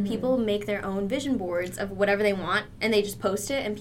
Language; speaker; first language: English; native; English